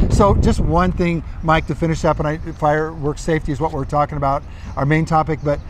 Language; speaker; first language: English; native; English